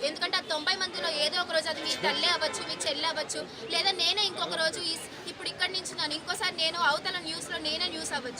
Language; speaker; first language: Telugu; native; Telugu